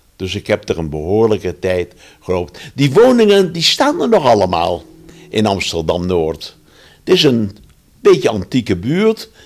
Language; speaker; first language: Dutch; early bilingual, other home language; German